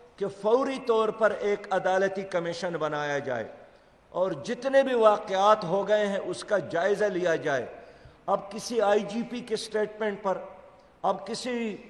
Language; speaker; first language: Urdu; non-native, local second language; Pashto